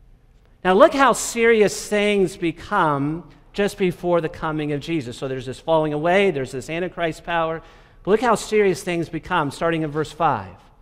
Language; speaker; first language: English; native; English